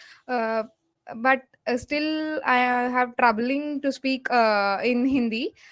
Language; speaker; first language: English; non-native, learner; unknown